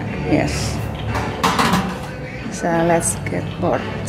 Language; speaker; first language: English; non-native, learner; Indonesian